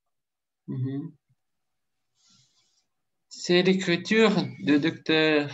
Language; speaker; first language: French; non-native, learner; Russian